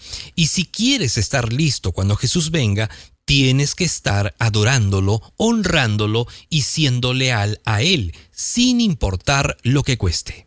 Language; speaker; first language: Spanish; native; Spanish